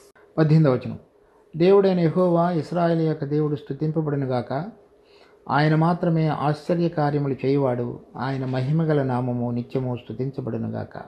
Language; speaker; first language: Telugu; native; Telugu